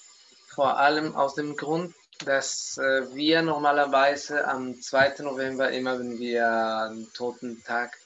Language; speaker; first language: German; non-native, fluent; Spanish